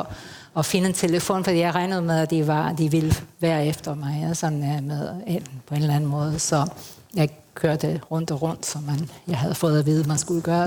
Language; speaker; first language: Danish; early bilingual, heritage; Spanish